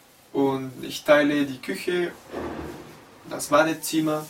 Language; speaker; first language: German; non-native, learner; Spanish